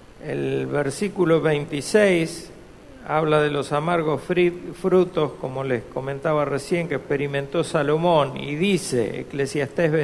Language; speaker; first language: Spanish; native; Spanish